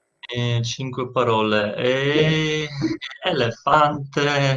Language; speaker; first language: Italian; non-native, learner; Polish